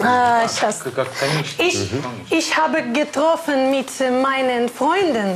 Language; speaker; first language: German; non-native, learner; Russian